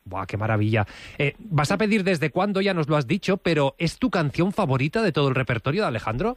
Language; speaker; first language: Spanish; native; Spanish